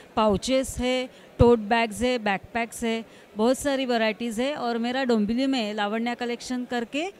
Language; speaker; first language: Hindi; non-native, local second language; Marathi